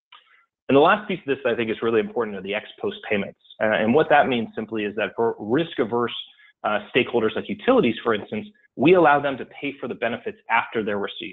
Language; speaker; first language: English; native; English